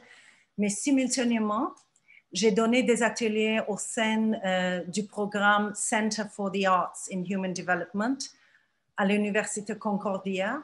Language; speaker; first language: French; non-native, fluent; Turkish